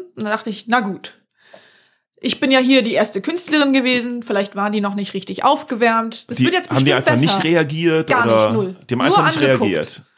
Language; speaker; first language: German; native; German